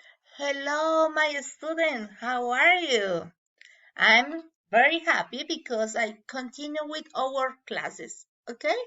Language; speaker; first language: English; non-native, learner; Spanish